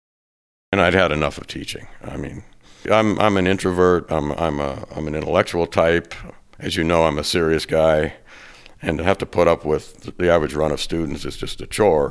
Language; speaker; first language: English; native; English